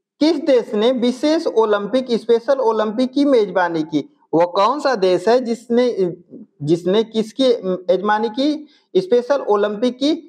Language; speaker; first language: Hindi; native; Hindi